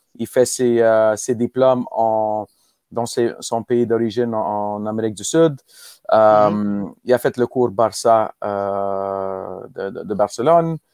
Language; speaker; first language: French; native; French